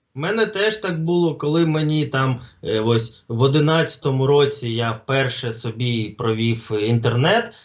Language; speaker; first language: Ukrainian; non-native, local second language; Russian